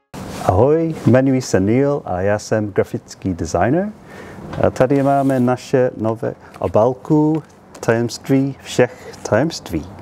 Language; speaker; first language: Czech; non-native, learner; English